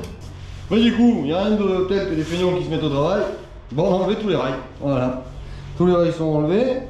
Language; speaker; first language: French; native; French